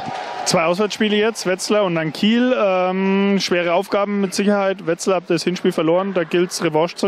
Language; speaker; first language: German; native; German